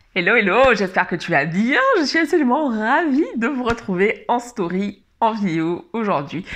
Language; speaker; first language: French; native; French